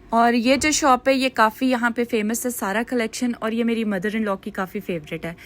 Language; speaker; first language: Urdu; native; Urdu